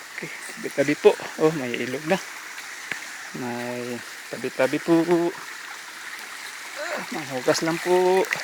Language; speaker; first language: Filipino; non-native, local second language; Cebuano